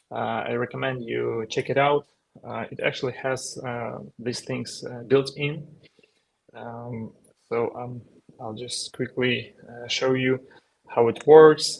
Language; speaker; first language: English; non-native, fluent; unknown